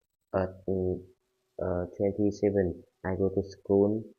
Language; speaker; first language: English; non-native, learner; Vietnamese